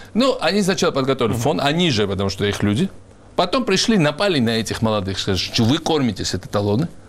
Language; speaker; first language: Russian; non-native, local second language; Georgian